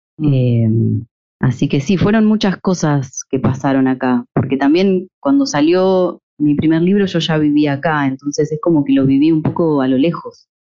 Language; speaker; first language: Spanish; native; Spanish